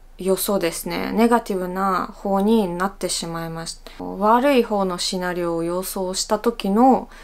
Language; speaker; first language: Japanese; non-native, fluent; Russian